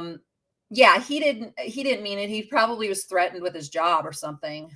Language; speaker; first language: English; native; English